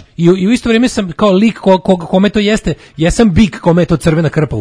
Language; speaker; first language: Serbian; native; Serbian